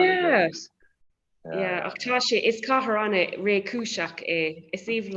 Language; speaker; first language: Irish; non-native, local second language; English